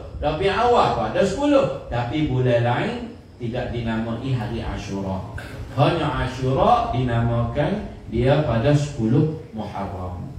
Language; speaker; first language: Malay; native; Malay